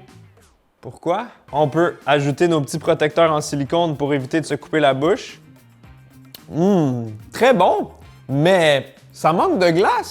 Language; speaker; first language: French; native; French